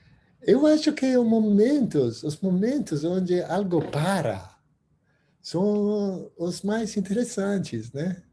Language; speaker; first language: Portuguese; non-native, fluent; Spanish